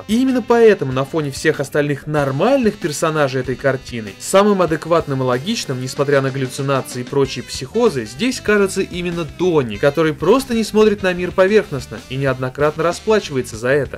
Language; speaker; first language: Russian; native; Russian